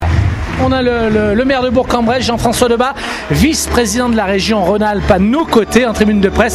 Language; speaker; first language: French; native; French